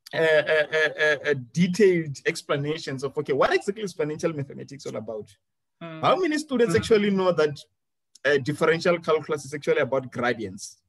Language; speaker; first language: English; non-native, local second language; Venda